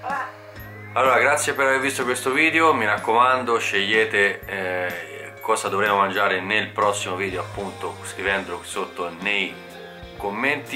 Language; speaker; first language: Italian; native; Italian